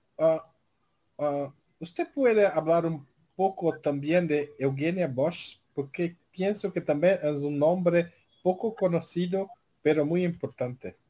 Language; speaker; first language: Spanish; non-native, learner; Portuguese